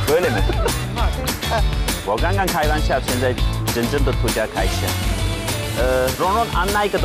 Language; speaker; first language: Chinese; non-native, fluent; Turkish